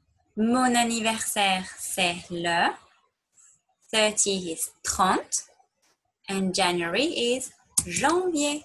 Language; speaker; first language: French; non-native, fluent; English